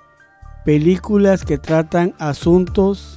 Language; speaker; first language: Spanish; early bilingual, heritage; Spanish